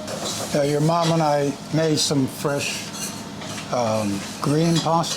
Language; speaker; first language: English; native; English